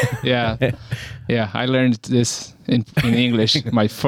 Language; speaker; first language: English; non-native, learner; Portuguese